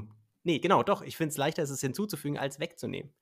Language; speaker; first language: German; native; German